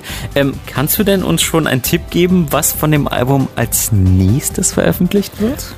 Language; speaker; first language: German; native; German